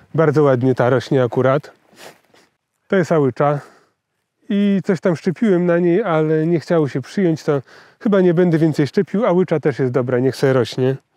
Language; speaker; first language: Polish; native; Polish